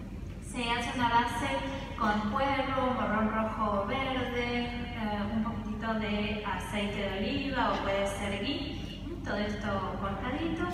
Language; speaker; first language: Spanish; native; Spanish